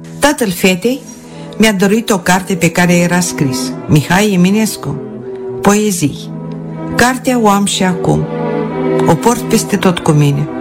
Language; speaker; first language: Romanian; non-native, local second language; Russian